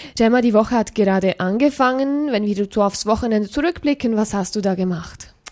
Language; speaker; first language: German; native; German